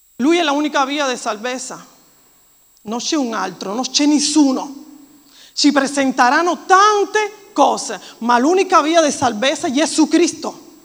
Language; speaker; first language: Italian; non-native, fluent; Spanish